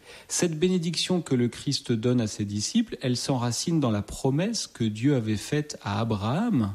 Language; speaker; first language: French; native; French